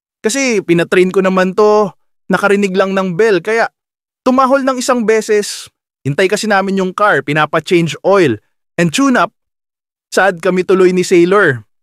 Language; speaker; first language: Filipino; native; Filipino